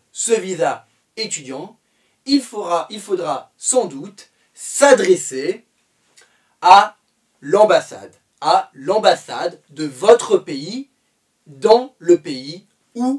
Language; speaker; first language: French; native; French